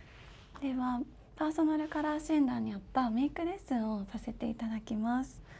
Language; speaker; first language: Japanese; native; Japanese